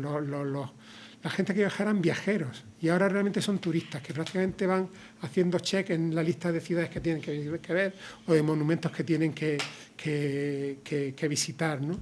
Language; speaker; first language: Spanish; native; Spanish